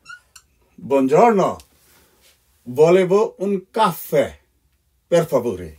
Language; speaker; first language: Italian; non-native, fluent; Bangla